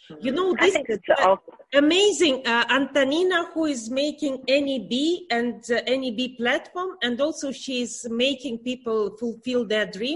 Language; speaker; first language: English; non-native, learner; Russian